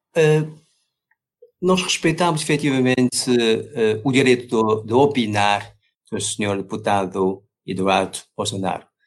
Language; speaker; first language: Portuguese; non-native, fluent; Chinese